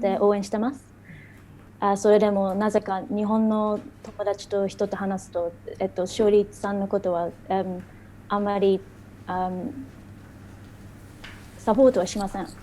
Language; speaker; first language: Japanese; early bilingual, heritage; English